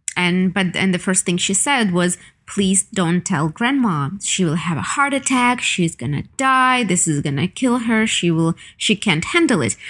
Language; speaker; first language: English; non-native, fluent; Ukrainian